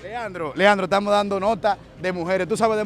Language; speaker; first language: Spanish; native; Spanish